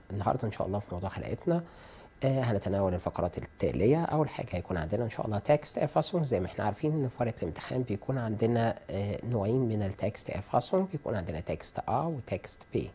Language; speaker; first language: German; non-native, fluent; Arabic